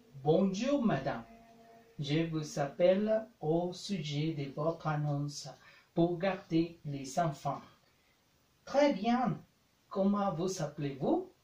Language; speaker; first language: French; non-native, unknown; Spanish